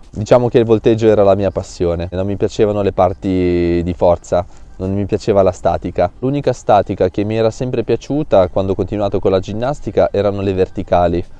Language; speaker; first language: Italian; early bilingual, other home language; Russian